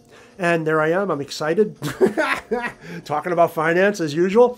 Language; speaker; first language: English; native; English